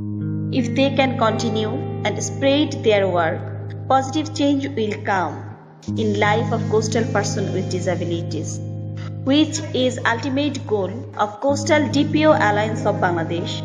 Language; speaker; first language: English; non-native, local second language; Bangla